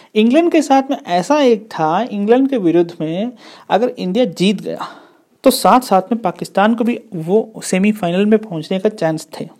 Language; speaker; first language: Hindi; non-native, local second language; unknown